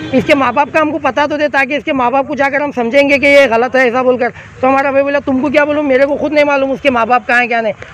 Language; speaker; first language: Hindi; non-native, local second language; Urdu